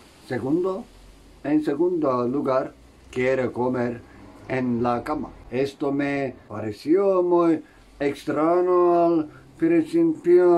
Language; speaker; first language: Spanish; non-native, learner; Turkish